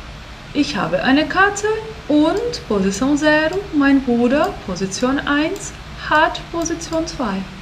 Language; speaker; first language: German; non-native, fluent; Portuguese